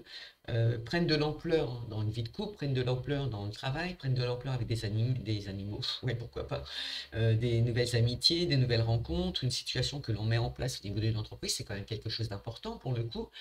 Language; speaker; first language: French; native; French